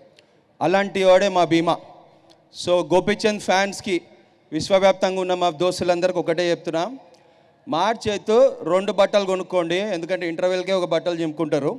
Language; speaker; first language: Telugu; native; Telugu